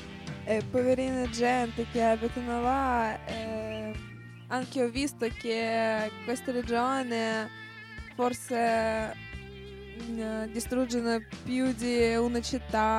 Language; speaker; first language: Italian; non-native, learner; Russian